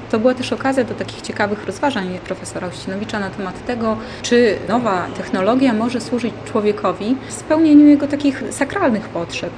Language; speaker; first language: Polish; native; Polish